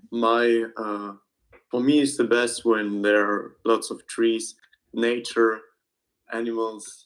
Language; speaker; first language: English; non-native, learner; German